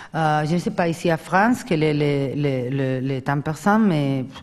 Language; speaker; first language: French; non-native, fluent; Spanish